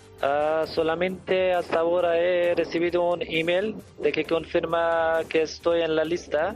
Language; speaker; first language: Spanish; non-native, fluent; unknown